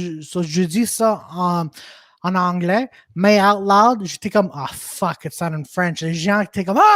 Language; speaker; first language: French; non-native, local second language; English